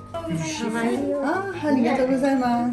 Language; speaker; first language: Japanese; non-native, learner; French